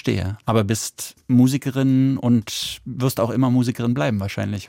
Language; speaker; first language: German; native; German